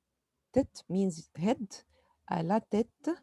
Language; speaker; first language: French; non-native, fluent; Arabic